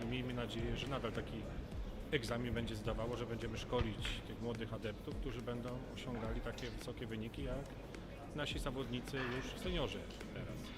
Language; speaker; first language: Polish; native; Polish